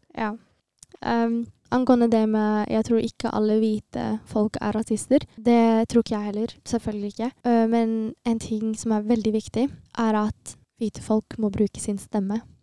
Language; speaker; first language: Norwegian; early bilingual, other home language; Tigrinya